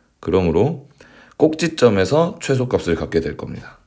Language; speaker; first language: Korean; native; Korean